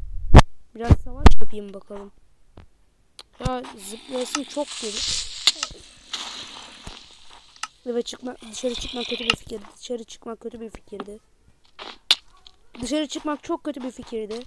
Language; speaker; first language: Turkish; native; Turkish